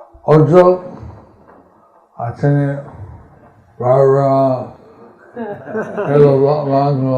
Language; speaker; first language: Spanish; non-native, learner; English